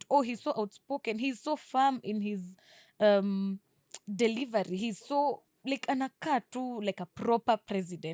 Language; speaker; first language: English; non-native, local second language; Swahili